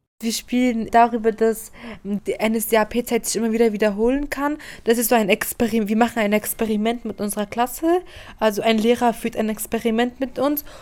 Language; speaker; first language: German; early bilingual, other home language; Persian